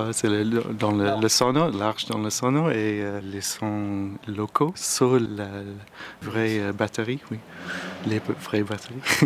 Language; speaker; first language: French; non-native, learner; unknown